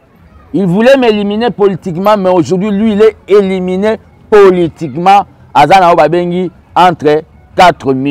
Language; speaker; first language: French; non-native, local second language; Lingala